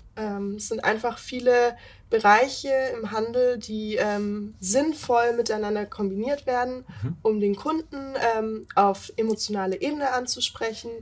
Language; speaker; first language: German; native; German